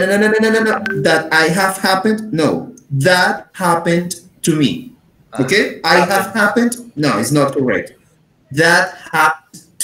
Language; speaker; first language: English; non-native, fluent; Spanish